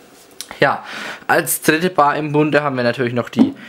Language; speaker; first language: German; native; German